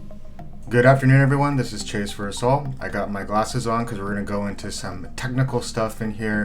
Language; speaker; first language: English; native; English